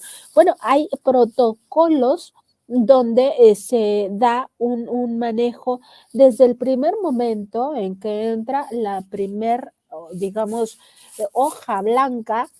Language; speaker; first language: Spanish; native; Spanish